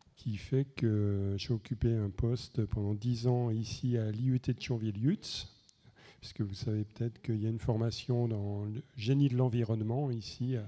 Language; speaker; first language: French; native; French